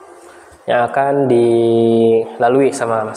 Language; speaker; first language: Indonesian; native; Indonesian